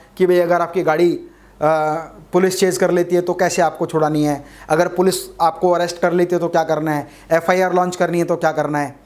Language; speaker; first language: Hindi; native; Hindi